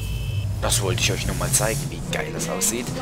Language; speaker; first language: German; native; German